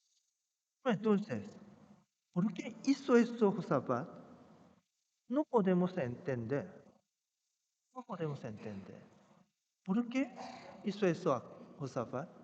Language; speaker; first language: Spanish; non-native, fluent; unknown